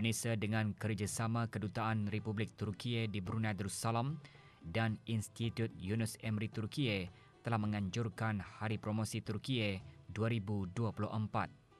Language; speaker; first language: Malay; native; Malay